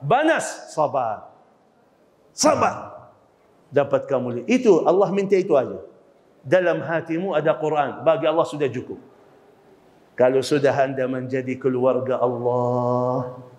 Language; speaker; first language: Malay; non-native, fluent; Arabic